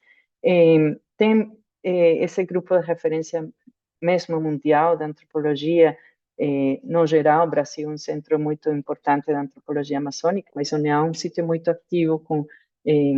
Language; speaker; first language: Portuguese; non-native, fluent; Spanish